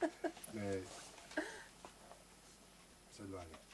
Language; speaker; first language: French; non-native, local second language; Dutch